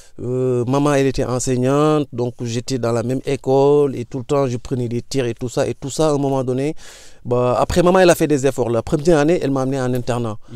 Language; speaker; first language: French; non-native, local second language; Wolof